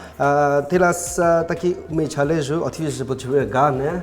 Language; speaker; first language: Polish; non-native, learner; Chinese